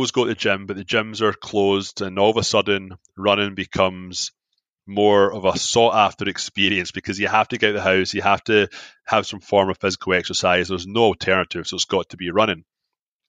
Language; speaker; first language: English; native; English